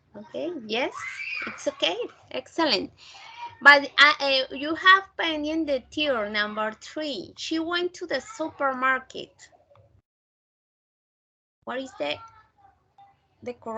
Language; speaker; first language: English; non-native, fluent; Spanish